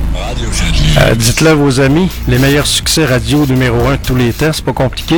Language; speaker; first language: French; native; French